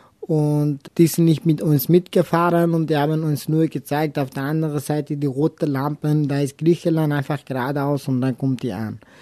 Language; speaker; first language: German; non-native, local second language; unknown